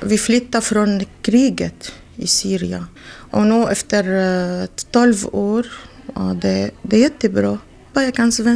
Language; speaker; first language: Swedish; non-native, learner; Arabic